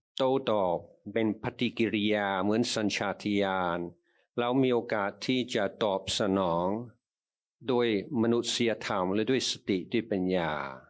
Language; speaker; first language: Thai; non-native, fluent; English